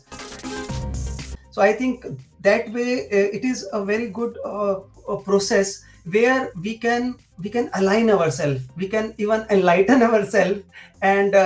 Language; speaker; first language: English; non-native, local second language; Hindi